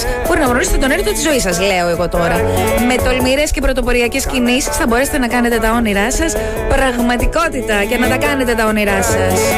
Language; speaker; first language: Greek; native; Greek